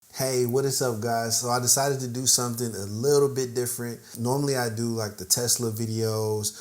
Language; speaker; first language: English; native; English